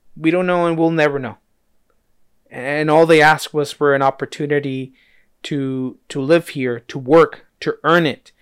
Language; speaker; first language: English; early bilingual, other home language; Spanish